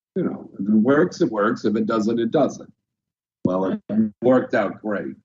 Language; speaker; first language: English; native; English